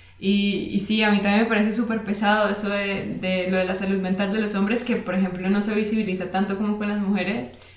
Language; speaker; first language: Spanish; native; Spanish